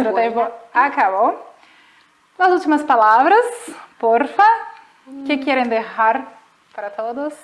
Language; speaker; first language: Spanish; non-native, fluent; Portuguese